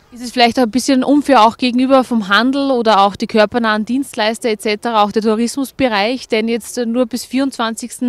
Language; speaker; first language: German; native; German